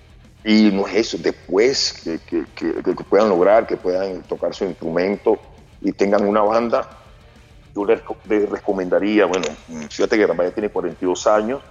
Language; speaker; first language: Spanish; native; Spanish